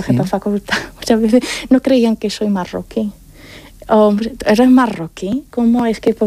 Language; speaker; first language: Spanish; non-native, fluent; Arabic